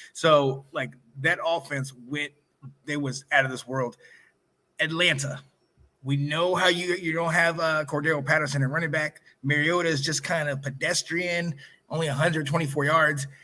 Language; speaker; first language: English; native; English